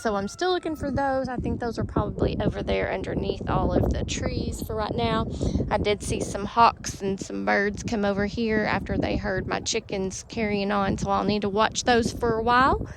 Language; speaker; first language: English; native; English